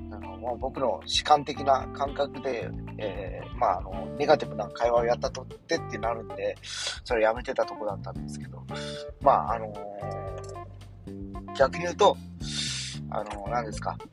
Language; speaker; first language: Japanese; native; Japanese